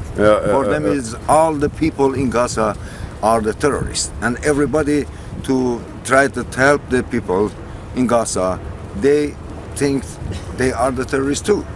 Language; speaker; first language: English; non-native, learner; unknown